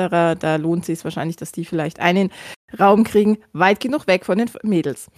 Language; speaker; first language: German; native; German